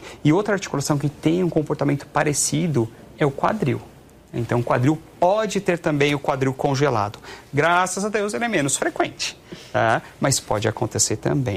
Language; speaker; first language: Portuguese; native; Portuguese